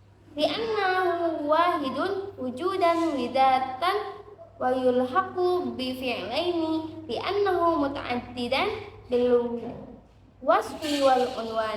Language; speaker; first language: Arabic; non-native, learner; Indonesian